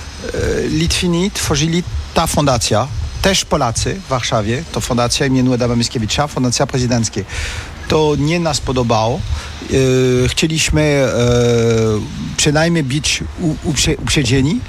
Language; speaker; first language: Polish; non-native, fluent; French